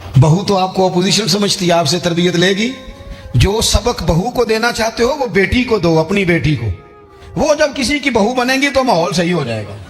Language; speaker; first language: Urdu; non-native, local second language; Punjabi